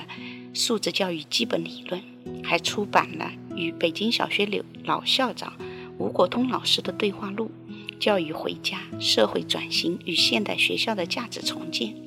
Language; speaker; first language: Chinese; native; Chinese